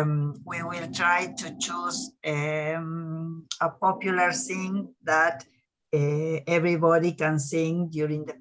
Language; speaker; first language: English; non-native, learner; Spanish